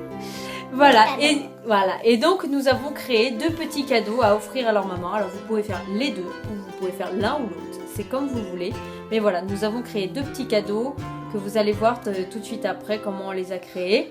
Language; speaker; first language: French; native; French